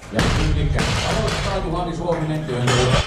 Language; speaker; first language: Finnish; native; Finnish